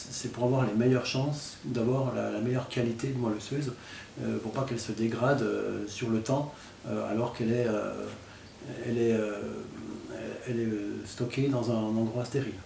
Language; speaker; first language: French; native; French